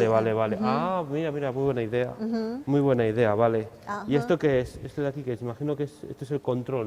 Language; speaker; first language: Spanish; native; Spanish